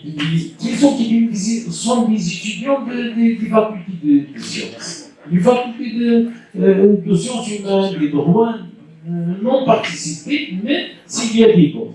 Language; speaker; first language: French; non-native, local second language; Arabic